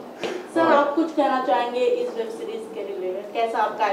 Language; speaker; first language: Hindi; native; Hindi